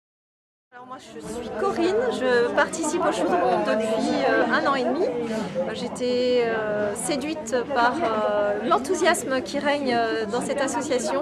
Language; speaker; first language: French; native; French